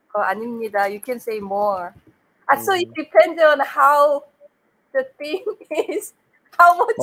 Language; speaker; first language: English; non-native, learner; Korean